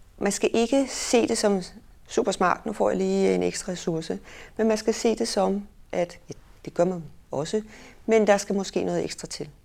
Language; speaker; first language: Danish; native; Danish